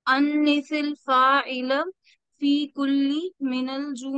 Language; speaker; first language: Arabic; non-native, learner; Urdu